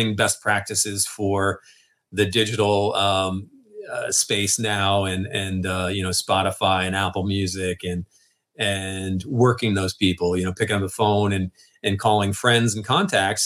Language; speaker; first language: English; native; English